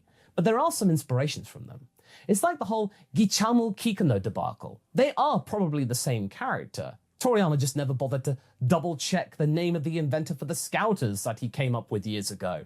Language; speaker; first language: English; native; English